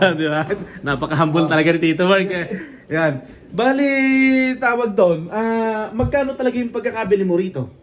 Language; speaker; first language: Filipino; native; Filipino